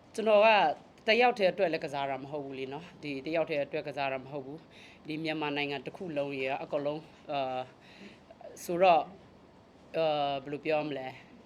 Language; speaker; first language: Burmese; native; Burmese